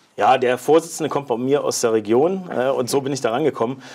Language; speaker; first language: German; native; German